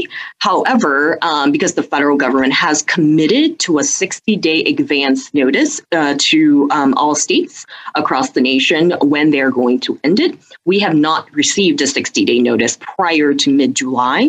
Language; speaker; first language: English; early bilingual, other home language; Cantonese